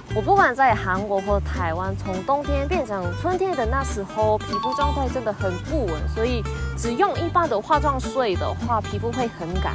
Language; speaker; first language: Chinese; non-native, fluent; Korean